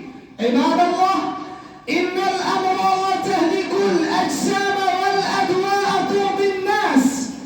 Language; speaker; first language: Arabic; non-native, learner; Urdu